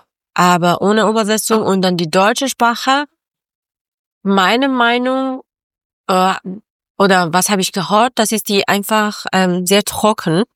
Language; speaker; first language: German; non-native, learner; Persian